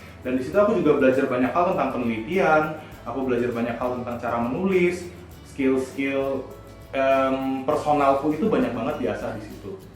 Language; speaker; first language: Indonesian; native; Indonesian